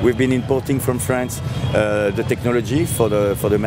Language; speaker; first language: English; non-native, fluent; French